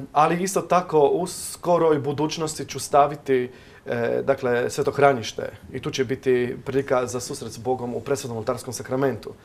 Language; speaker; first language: Croatian; non-native, fluent; Polish